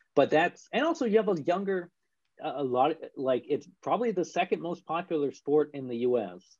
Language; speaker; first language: English; native; English